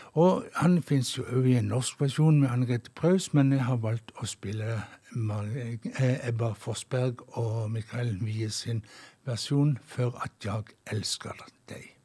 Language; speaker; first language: Norwegian; native; Norwegian